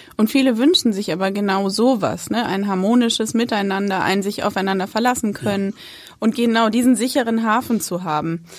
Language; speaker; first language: German; native; German